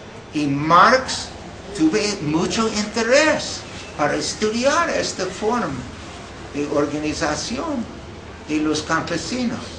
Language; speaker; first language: Spanish; non-native, fluent; English